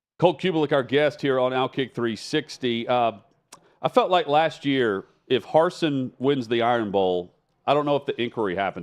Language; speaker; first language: English; native; English